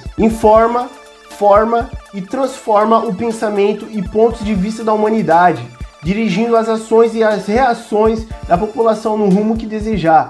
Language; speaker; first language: Portuguese; native; Portuguese